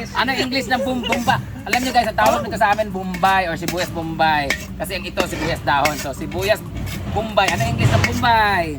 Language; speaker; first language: Filipino; non-native, local second language; Cebuano